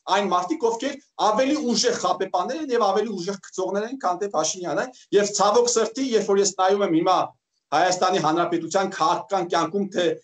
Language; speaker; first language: Armenian; native; Armenian